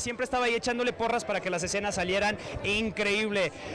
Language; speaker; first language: Spanish; native; Spanish